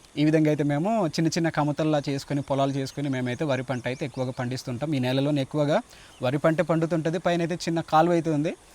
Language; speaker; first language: Telugu; non-native, local second language; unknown